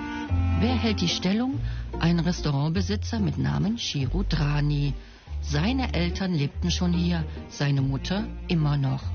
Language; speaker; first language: German; native; German